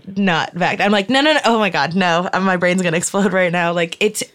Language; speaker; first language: English; native; English